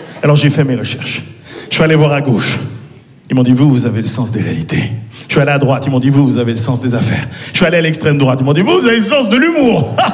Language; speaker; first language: French; native; French